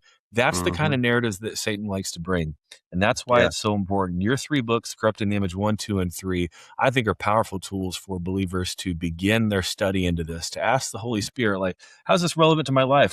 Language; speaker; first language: English; native; English